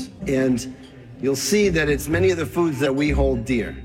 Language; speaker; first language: English; native; English